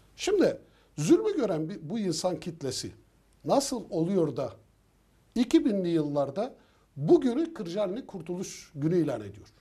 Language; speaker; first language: Turkish; native; Turkish